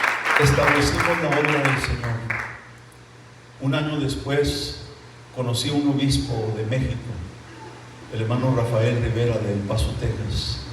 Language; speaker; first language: Spanish; native; Spanish